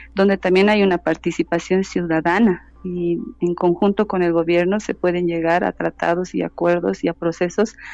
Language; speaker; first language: Spanish; native; Spanish